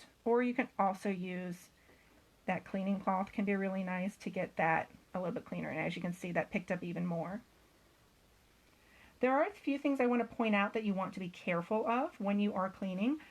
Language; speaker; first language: English; native; English